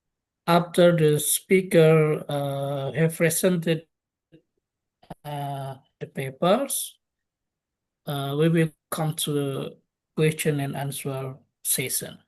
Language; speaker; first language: English; non-native, local second language; Indonesian